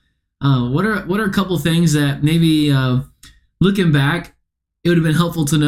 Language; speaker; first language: English; native; English